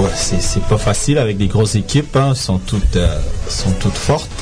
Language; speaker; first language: French; native; French